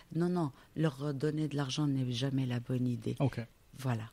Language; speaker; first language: French; non-native, local second language; Arabic